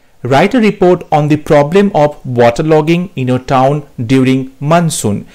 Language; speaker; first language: English; non-native, local second language; Bangla